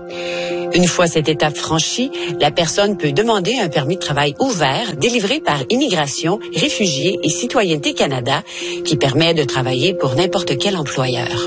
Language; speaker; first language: French; native; French